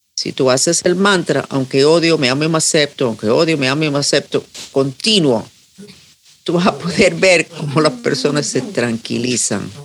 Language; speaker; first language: Spanish; non-native, fluent; English